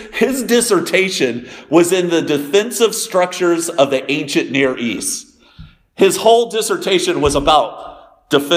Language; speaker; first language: English; native; English